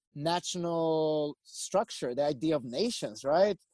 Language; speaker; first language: English; non-native, fluent; Swedish